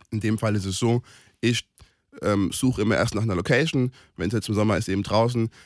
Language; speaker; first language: German; native; German